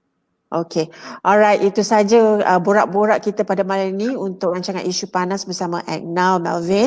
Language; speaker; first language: Malay; native; Malay